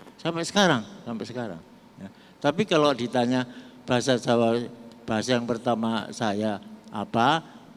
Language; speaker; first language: Indonesian; non-native, local second language; Javanese